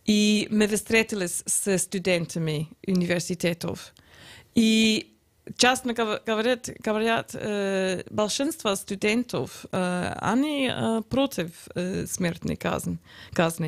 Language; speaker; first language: Russian; non-native, learner; English